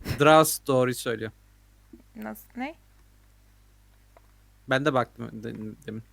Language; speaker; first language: Turkish; native; Turkish